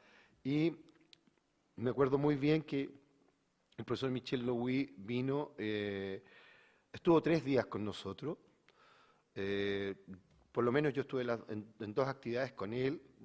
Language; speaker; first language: Spanish; native; Spanish